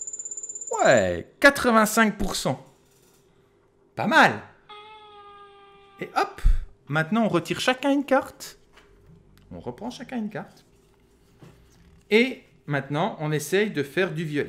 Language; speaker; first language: French; native; French